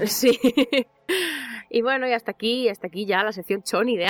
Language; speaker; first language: Spanish; native; Spanish